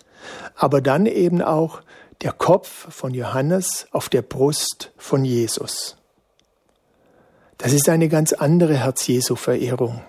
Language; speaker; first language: German; native; German